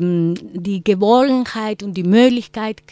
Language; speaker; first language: German; non-native, fluent; Spanish